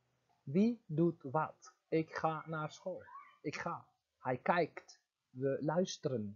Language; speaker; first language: Dutch; non-native, fluent; Turkish